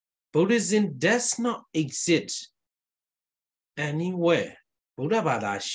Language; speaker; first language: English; non-native, fluent; Burmese